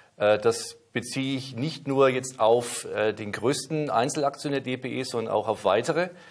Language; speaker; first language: German; native; German